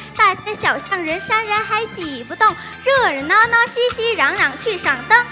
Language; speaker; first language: Chinese; non-native, fluent; Thai